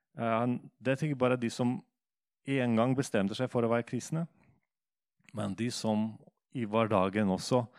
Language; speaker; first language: Norwegian; non-native, fluent; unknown